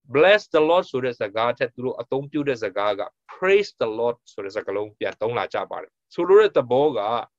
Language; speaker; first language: Burmese; non-native, local second language; Tedim Chin